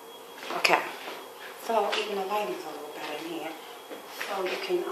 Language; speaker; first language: English; native; English